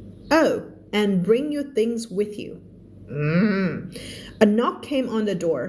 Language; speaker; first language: English; non-native, fluent; Thai